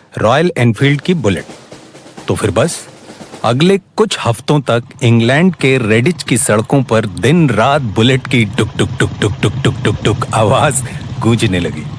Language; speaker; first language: Hindi; native; Hindi